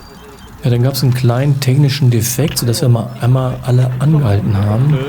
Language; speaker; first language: German; native; German